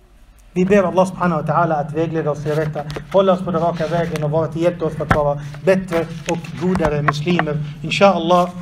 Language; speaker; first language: Swedish; non-native, fluent; Arabic